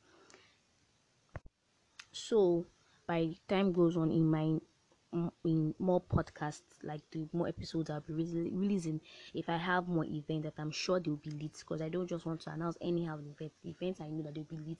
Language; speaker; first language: English; non-native, local second language; Yoruba